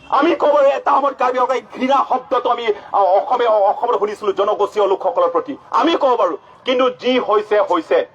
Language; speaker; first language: Assamese; non-native, local second language; Karbi